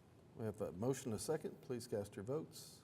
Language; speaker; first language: English; native; English